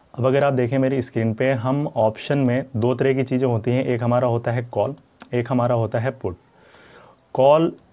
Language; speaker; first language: Hindi; native; Hindi